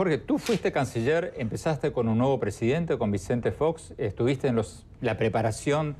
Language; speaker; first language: Spanish; native; Spanish